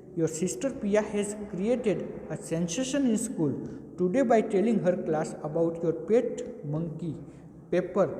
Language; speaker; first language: English; non-native, local second language; Gujarati